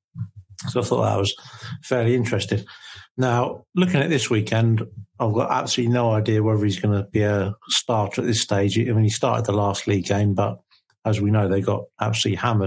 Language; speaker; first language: English; native; English